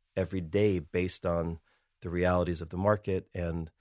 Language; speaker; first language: English; native; English